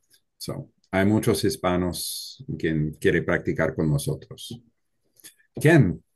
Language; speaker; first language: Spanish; non-native, learner; English